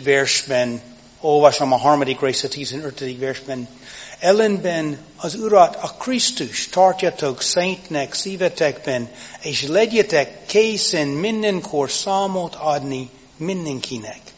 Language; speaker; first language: Hungarian; non-native, fluent; English